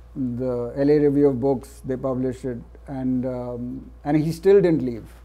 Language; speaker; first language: English; non-native, local second language; Gujarati